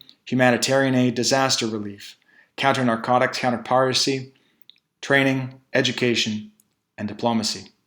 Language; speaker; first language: English; native; English